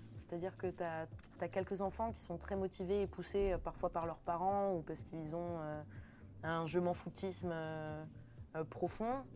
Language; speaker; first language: French; early bilingual, other home language; Spanish